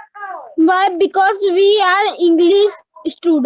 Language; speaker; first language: English; non-native, learner; Hindi